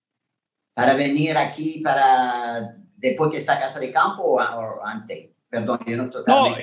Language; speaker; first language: Spanish; non-native, learner; French